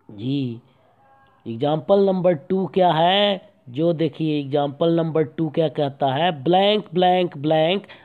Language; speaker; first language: Hindi; native; Hindi